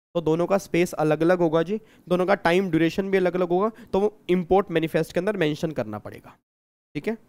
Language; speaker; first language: Hindi; native; Hindi